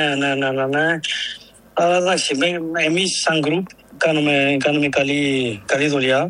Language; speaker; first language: Greek; non-native, learner; Spanish